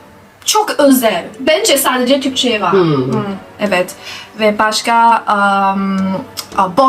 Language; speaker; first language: Turkish; non-native, learner; Chinese